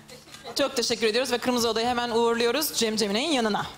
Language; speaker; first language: Turkish; native; Turkish